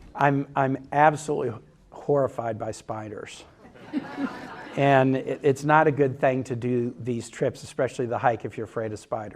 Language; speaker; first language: English; native; English